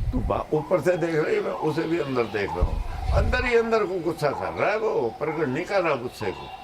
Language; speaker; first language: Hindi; non-native, local second language; Punjabi